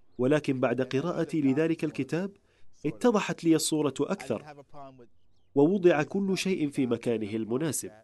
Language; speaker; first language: Arabic; non-native, fluent; English